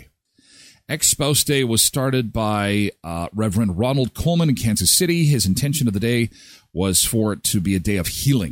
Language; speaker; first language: English; native; English